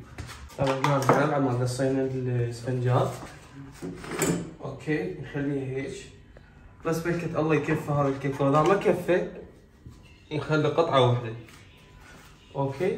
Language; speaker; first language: Arabic; native; Arabic